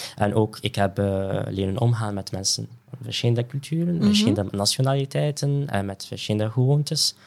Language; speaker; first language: Dutch; non-native, fluent; Riffian